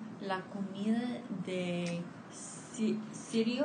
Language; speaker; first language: Spanish; non-native, fluent; English